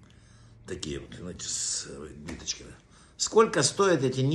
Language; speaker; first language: Russian; native; Russian